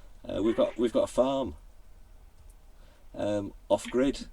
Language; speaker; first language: English; native; English